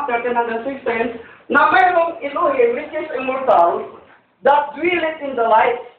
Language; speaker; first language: English; non-native, local second language; Filipino